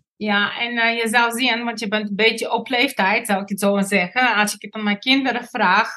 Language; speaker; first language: Dutch; non-native, fluent; Bulgarian